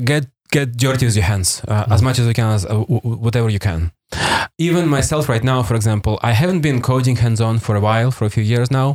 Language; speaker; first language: English; non-native, fluent; Russian